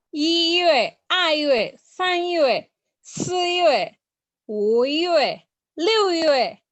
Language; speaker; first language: Chinese; non-native, learner; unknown